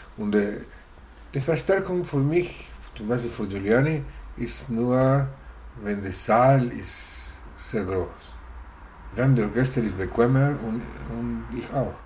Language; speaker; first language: German; non-native, learner; Spanish